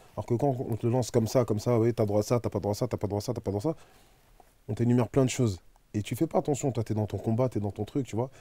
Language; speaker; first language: French; native; French